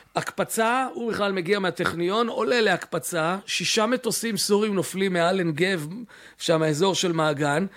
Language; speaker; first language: Hebrew; native; Hebrew